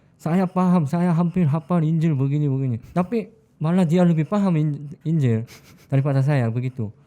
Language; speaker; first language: Indonesian; non-native, fluent; Korean